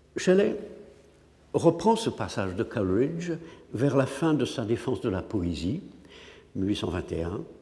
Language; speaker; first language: French; non-native, fluent; English